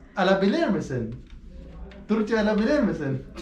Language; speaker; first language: Turkish; non-native, learner; Urdu